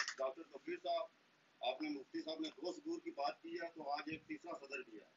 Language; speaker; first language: Urdu; non-native, local second language; Pahari-Potwari